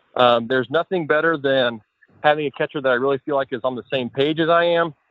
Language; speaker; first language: English; native; English